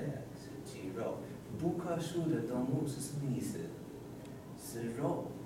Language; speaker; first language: Chinese; non-native, learner; English